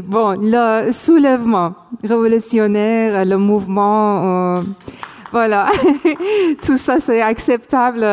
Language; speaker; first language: French; non-native, fluent; Persian